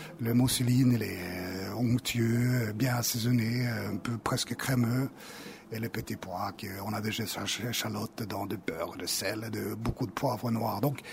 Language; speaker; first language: French; non-native, fluent; Swedish